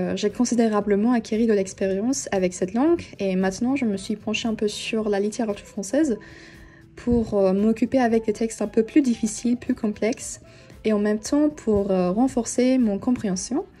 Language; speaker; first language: French; non-native, fluent; Turkish